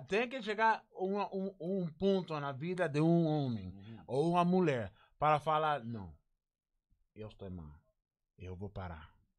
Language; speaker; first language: Portuguese; non-native, learner; Spanish